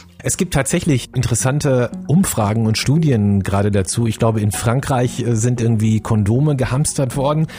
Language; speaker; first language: German; native; German